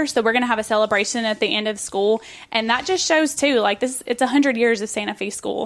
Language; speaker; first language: English; native; English